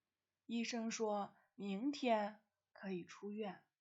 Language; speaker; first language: Chinese; non-native, fluent; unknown